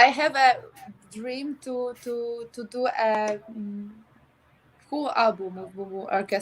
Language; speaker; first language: English; non-native, learner; Polish